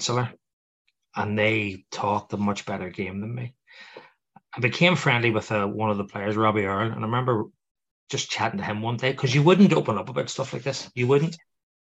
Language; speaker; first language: English; native; English